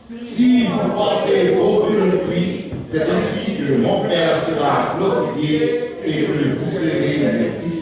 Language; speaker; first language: French; non-native, local second language; Haitian Creole